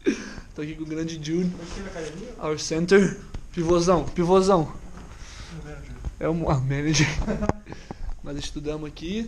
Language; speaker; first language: Portuguese; native; Portuguese